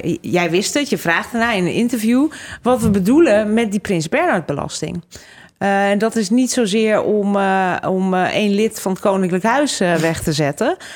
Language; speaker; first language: Dutch; native; Dutch